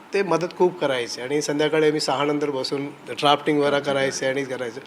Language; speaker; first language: Marathi; non-native, local second language; Tamil